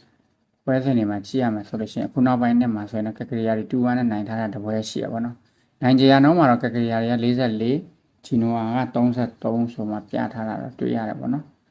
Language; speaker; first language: Burmese; native; Burmese